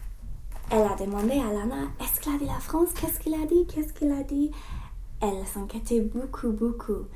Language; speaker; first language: French; non-native, learner; English